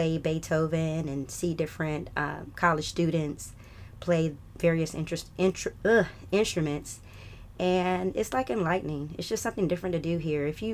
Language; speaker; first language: English; native; English